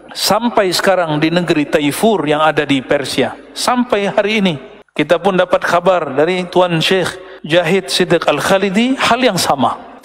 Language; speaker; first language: Malay; non-native, local second language; Minangkabau